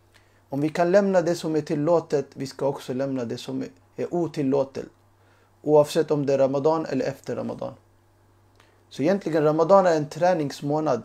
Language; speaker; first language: Swedish; early bilingual, other home language; Urdu